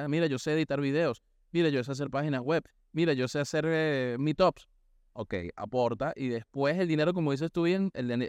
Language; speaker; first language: Spanish; native; Spanish